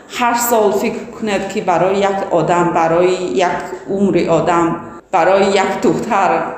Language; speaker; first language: Persian; non-native, learner; Chinese